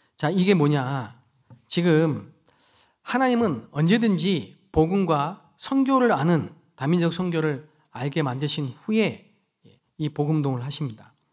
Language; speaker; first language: Korean; native; Korean